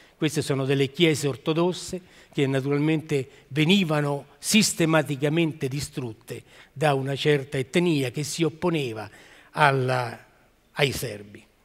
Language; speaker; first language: Italian; native; Italian